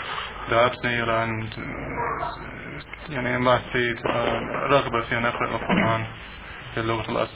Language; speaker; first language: Arabic; non-native, fluent; English